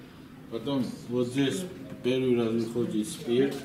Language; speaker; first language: Russian; non-native, fluent; Georgian